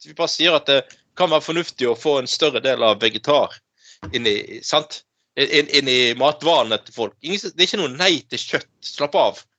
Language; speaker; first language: Norwegian; native; Norwegian